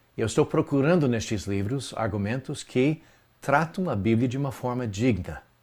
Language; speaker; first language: Portuguese; non-native, fluent; English